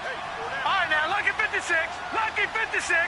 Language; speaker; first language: English; native; English